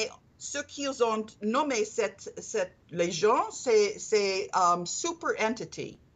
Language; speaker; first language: French; non-native, learner; English